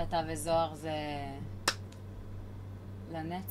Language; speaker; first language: Hebrew; native; Hebrew